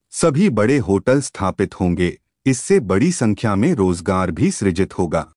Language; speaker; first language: Hindi; native; Hindi